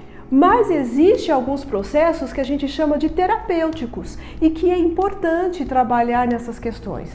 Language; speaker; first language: Portuguese; native; Portuguese